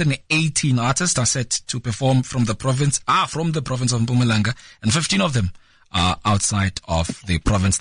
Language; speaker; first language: English; non-native, local second language; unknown